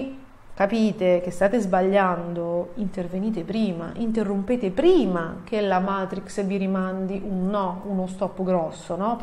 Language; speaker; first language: Italian; native; Italian